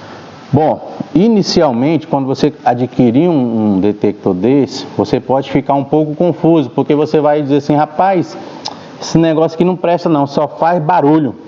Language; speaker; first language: Portuguese; native; Portuguese